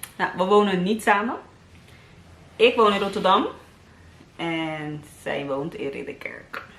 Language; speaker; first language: Dutch; early bilingual, other home language; Papiamento